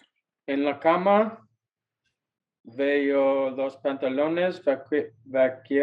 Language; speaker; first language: Spanish; non-native, learner; English